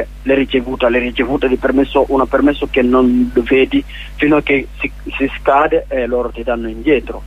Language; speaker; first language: Italian; non-native, learner; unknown